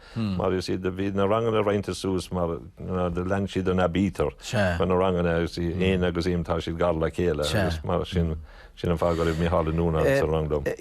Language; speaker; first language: Irish; native; Irish